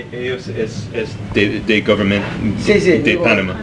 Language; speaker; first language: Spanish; non-native, learner; English